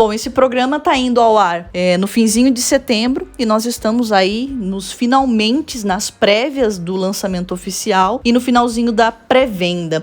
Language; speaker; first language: Portuguese; native; Portuguese